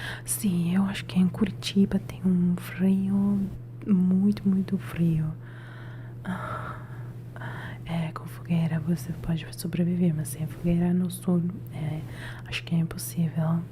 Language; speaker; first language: Portuguese; non-native, learner; Italian